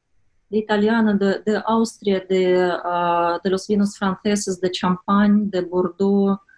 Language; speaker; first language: Spanish; non-native, fluent; Russian